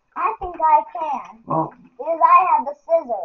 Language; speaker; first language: English; native; English